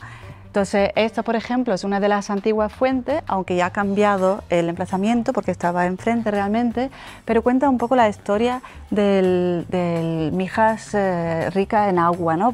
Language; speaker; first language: Spanish; native; Spanish